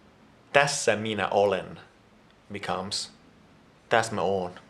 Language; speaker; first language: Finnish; non-native, fluent; Italian